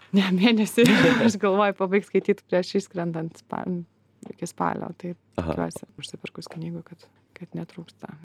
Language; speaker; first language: Lithuanian; native; Lithuanian